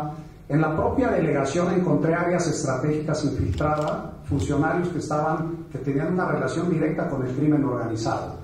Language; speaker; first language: Spanish; native; Spanish